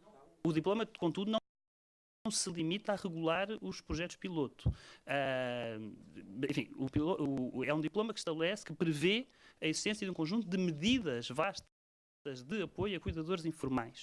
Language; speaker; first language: Portuguese; native; Portuguese